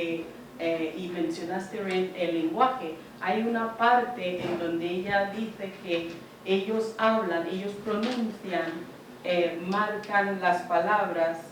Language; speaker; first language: Spanish; non-native, fluent; English